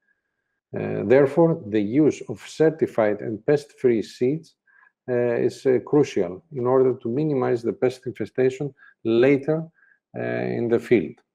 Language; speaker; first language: English; non-native, fluent; Greek